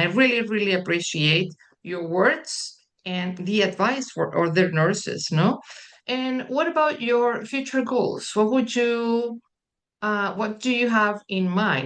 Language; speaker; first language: English; non-native, fluent; Spanish